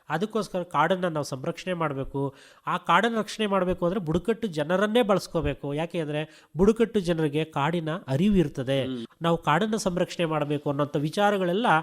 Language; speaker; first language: Kannada; native; Kannada